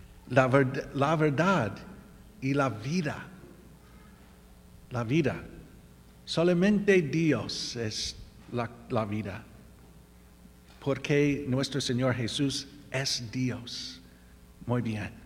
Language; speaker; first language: Spanish; non-native, learner; English